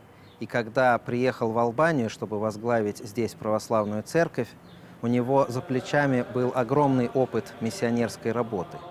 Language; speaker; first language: Russian; native; Russian